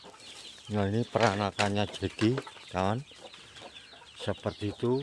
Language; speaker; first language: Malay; non-native, local second language; Javanese